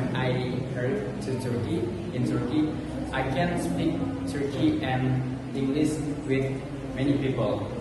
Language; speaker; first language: English; non-native, learner; Indonesian